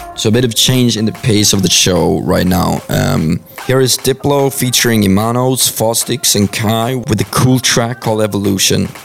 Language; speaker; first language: English; non-native, fluent; Swedish